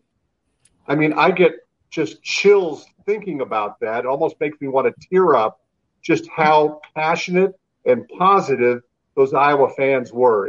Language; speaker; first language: English; native; English